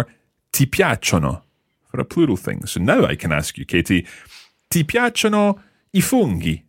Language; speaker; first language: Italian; non-native, fluent; English